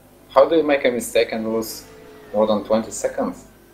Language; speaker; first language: English; non-native, fluent; Polish